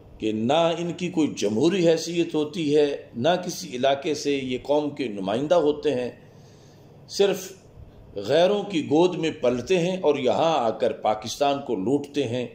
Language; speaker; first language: Urdu; non-native, local second language; Punjabi